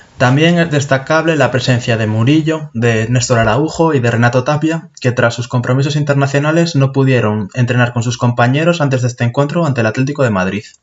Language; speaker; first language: Spanish; native; Spanish